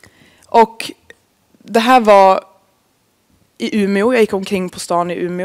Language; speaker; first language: Swedish; native; Swedish